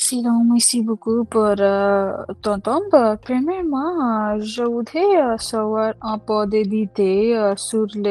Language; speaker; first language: French; non-native, learner; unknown